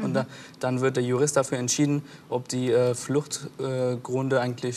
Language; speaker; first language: German; non-native, fluent; Persian